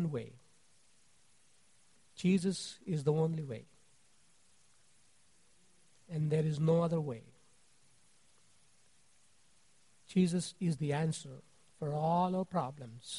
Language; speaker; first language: English; non-native, local second language; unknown